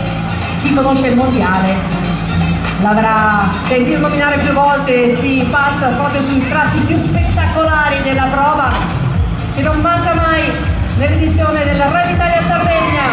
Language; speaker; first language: Italian; native; Italian